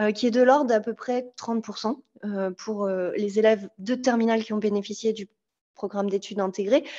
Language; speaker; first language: French; native; French